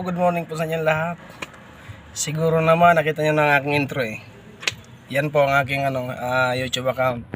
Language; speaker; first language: Filipino; native; Filipino